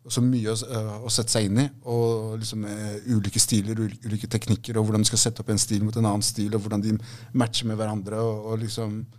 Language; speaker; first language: Norwegian; early bilingual, other home language; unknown